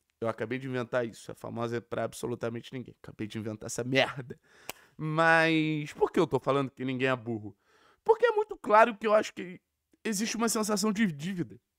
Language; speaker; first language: Portuguese; native; Portuguese